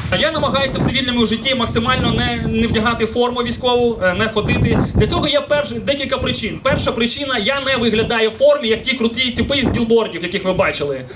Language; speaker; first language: Ukrainian; non-native, local second language; Russian